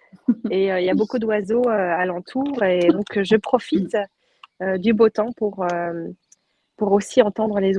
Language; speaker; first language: French; native; French